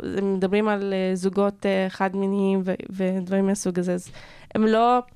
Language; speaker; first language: Hebrew; non-native, local second language; Arabic